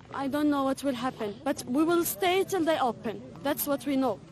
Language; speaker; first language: English; non-native, fluent; Arabic